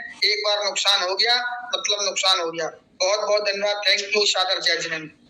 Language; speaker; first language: Hindi; native; Hindi